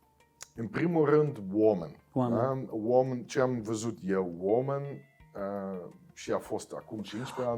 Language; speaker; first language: Romanian; non-native, fluent; Dutch